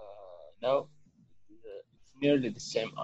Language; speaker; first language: English; non-native, local second language; Arabic